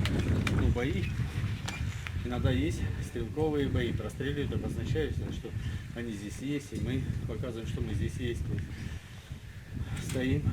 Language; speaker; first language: Russian; native; Russian